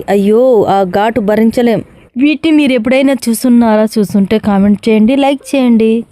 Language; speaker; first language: Telugu; non-native, local second language; Koya